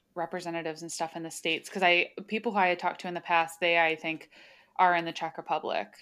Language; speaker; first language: English; early bilingual, other home language; Slovak